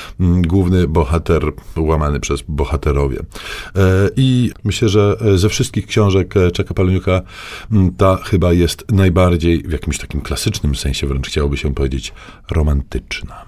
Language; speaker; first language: Polish; native; Polish